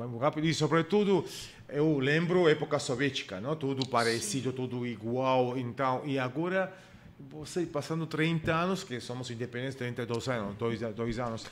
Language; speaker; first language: Portuguese; non-native, learner; Georgian